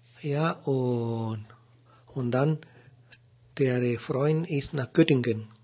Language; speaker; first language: German; non-native, learner; Spanish